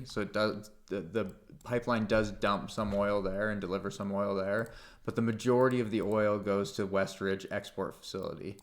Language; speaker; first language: English; native; English